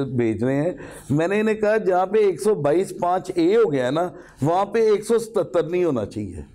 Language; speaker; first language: Urdu; native; Urdu